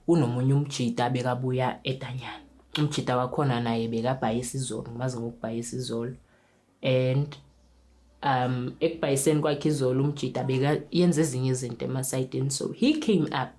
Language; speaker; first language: Zulu; non-native, local second language; Southern Sotho